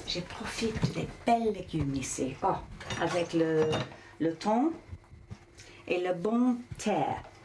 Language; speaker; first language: French; non-native, learner; English